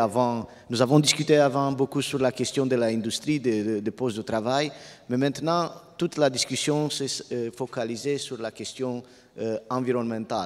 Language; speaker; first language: French; non-native, fluent; Romanian